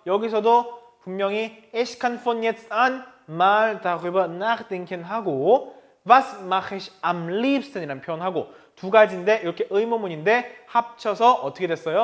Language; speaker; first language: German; non-native, fluent; Korean